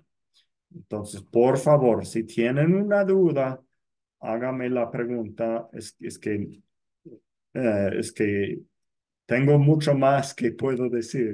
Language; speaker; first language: Spanish; non-native, fluent; English